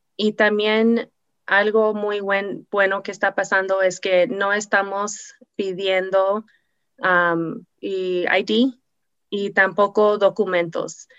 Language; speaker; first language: Spanish; non-native, learner; English